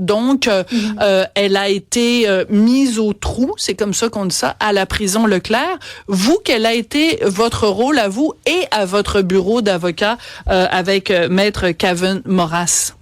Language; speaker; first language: French; native; French